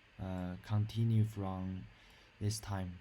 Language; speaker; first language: English; non-native, learner; Chinese